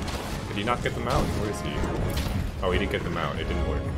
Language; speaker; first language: English; native; English